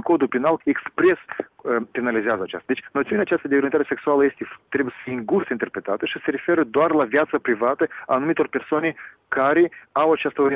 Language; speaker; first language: Romanian; native; Romanian